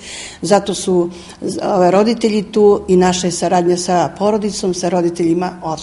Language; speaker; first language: Serbian; native; Serbian